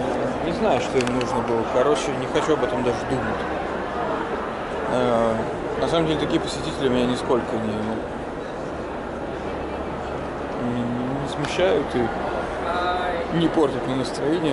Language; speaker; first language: Russian; native; Russian